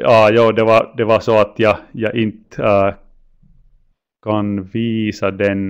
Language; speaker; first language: Swedish; non-native, local second language; Finnish